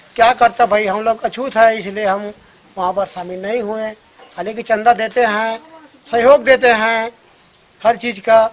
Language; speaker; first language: Hindi; native; Hindi